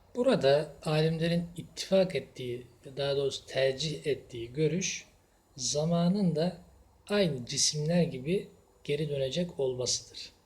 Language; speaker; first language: Turkish; native; Turkish